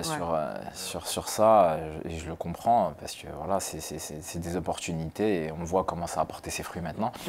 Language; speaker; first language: French; native; French